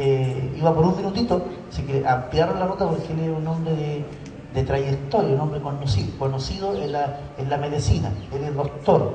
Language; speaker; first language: Spanish; native; Spanish